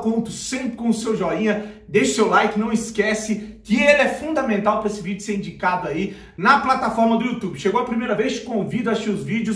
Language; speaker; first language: Portuguese; native; Portuguese